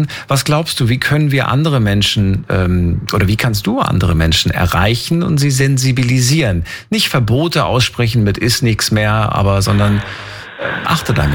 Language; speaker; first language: German; native; German